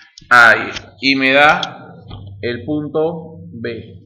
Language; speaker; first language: Spanish; native; Spanish